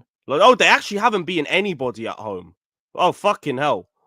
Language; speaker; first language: English; native; English